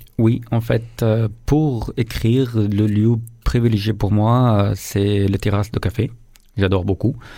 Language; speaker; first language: French; non-native, fluent; Arabic